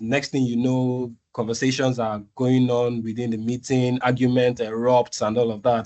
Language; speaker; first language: English; non-native, local second language; Yoruba